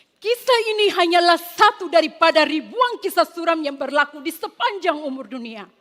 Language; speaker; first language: Malay; non-native, fluent; Tetum